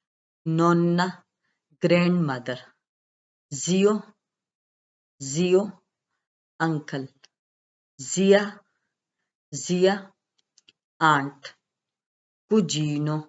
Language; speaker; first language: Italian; non-native, fluent; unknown